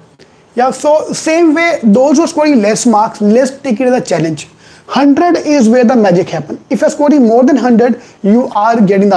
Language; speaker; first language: English; non-native, local second language; Hindi